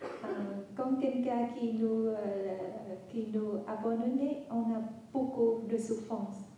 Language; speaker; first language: French; non-native, fluent; Vietnamese